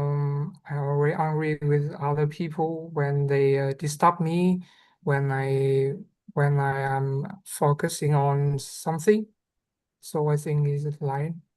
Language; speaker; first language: English; non-native, learner; Vietnamese